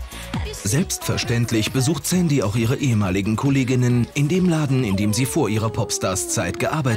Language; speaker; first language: German; native; German